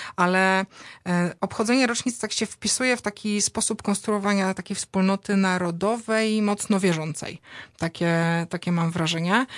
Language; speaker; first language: Polish; native; Polish